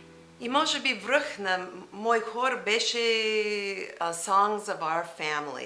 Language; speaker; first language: Bulgarian; non-native, learner; English